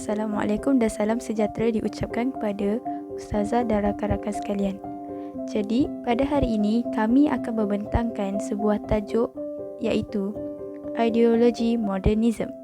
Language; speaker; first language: Malay; native; Malay